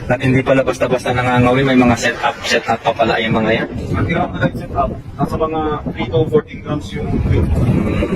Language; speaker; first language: Filipino; non-native, local second language; Pampanga